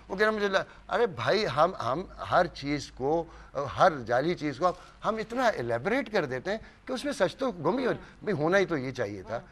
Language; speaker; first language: Urdu; native; Urdu